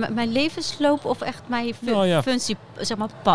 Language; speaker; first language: Dutch; non-native, fluent; Persian